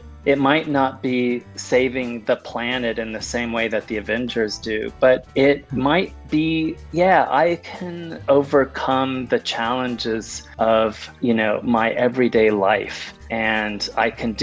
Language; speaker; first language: English; early bilingual, other home language; Spanish